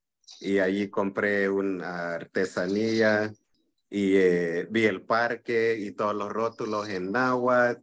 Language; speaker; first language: Spanish; early bilingual, heritage; Spanish